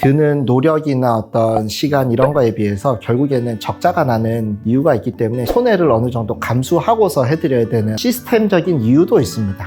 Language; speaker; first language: Korean; native; Korean